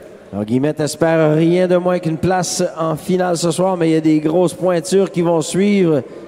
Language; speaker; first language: French; native; French